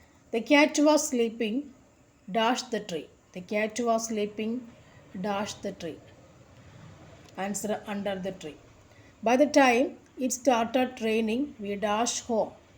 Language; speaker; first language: English; non-native, local second language; Malayalam